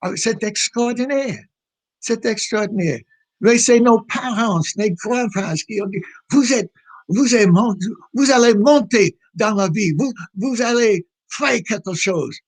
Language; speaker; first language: French; non-native, fluent; English